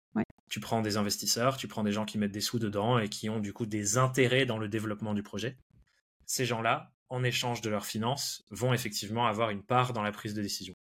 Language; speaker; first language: French; early bilingual, other home language; English